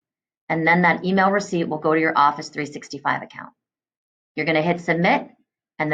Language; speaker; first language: English; native; English